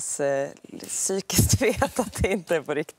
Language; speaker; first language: Swedish; native; Swedish